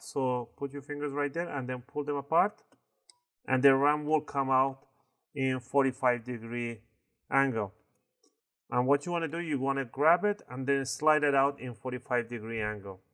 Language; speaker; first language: English; non-native, fluent; Spanish